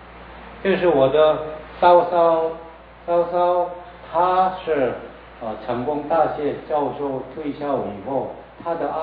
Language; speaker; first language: Chinese; non-native, learner; Korean